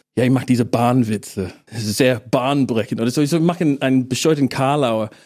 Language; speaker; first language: German; non-native, fluent; English